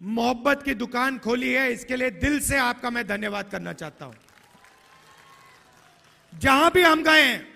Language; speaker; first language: Hindi; native; Hindi